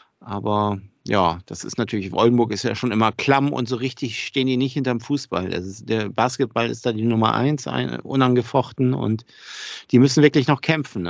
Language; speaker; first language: German; native; German